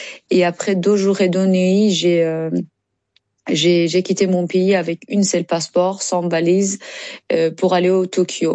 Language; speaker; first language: French; non-native, learner; Persian